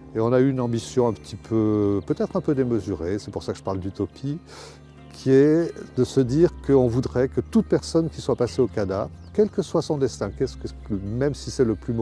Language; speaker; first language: French; native; French